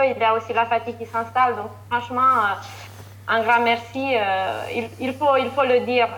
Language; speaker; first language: French; non-native, fluent; Romanian